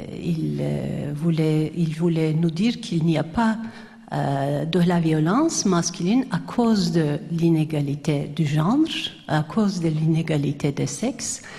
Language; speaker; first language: French; non-native, fluent; Turkish